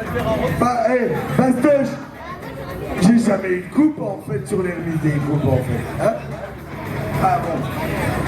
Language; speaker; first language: French; native; French